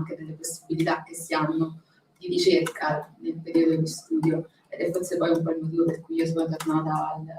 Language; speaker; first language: Italian; native; Italian